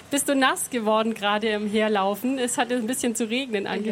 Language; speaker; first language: German; native; German